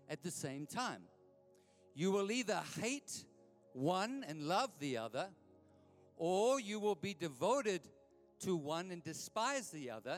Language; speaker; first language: English; native; English